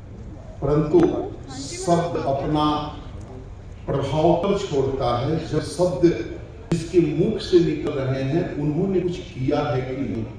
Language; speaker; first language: Hindi; native; Hindi